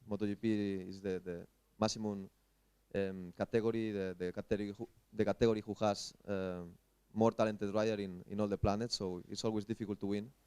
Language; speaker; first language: English; non-native, fluent; Spanish